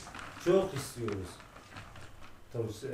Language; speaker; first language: Turkish; non-native, local second language; Turoyo